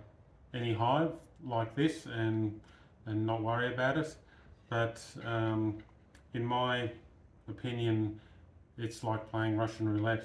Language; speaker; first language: English; native; English